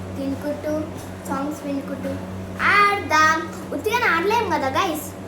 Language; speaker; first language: Telugu; non-native, local second language; Lambadi